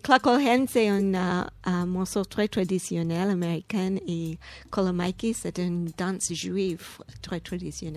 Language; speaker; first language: French; non-native, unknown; English